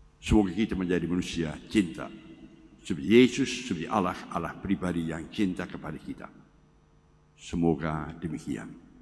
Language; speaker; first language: Malay; non-native, fluent; Dutch